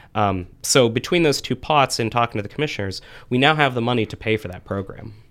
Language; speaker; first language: English; native; English